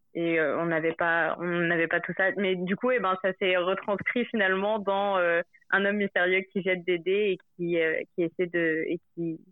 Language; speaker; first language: French; native; French